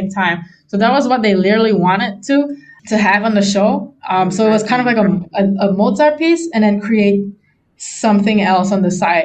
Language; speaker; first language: English; non-native, local second language; Chinese